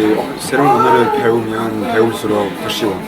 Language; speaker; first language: Korean; non-native, learner; English